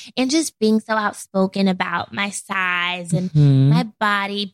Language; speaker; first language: English; native; English